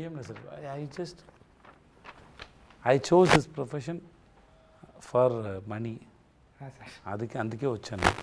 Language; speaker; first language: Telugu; non-native, learner; Tamil